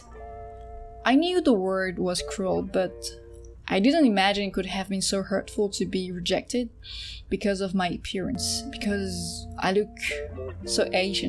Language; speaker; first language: English; non-native, fluent; French